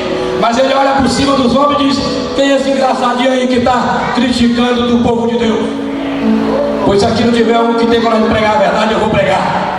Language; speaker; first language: Portuguese; native; Portuguese